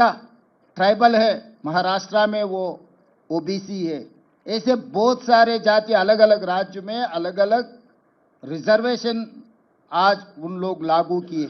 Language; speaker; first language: Hindi; non-native, local second language; Telugu